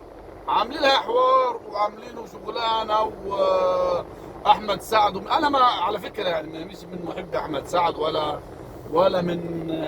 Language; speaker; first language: Arabic; native; Arabic